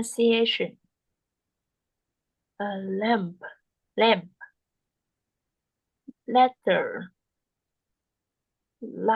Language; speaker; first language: English; non-native, learner; Vietnamese